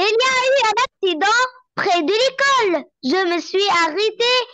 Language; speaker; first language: French; non-native, learner; Arabic